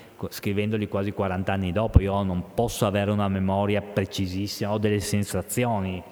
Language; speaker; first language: Italian; native; Italian